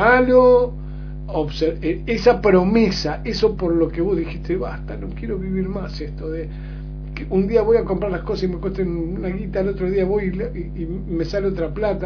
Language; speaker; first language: Spanish; native; Spanish